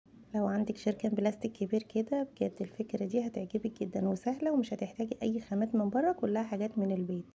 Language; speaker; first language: Arabic; native; Arabic